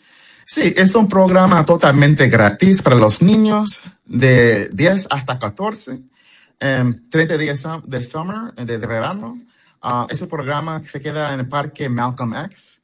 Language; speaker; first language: Spanish; non-native, fluent; English